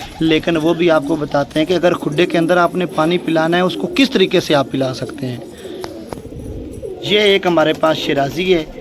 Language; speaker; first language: Urdu; native; Urdu